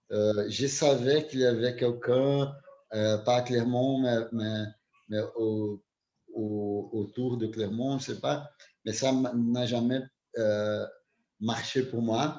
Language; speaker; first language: French; non-native, fluent; Portuguese